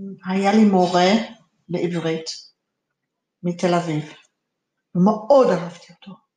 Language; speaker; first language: Hebrew; non-native, fluent; English